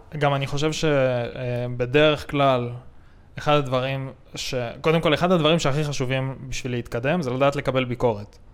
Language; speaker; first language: Hebrew; native; Hebrew